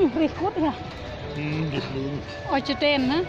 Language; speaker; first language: German; non-native, learner; Thai